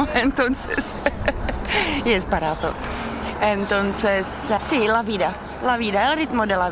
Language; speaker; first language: Spanish; non-native, learner; Czech